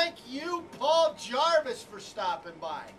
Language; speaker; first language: English; native; English